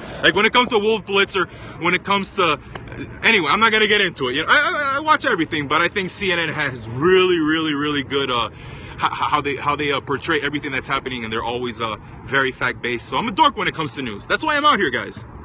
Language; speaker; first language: English; non-native, fluent; Spanish